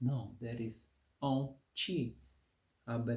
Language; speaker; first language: English; non-native, fluent; Polish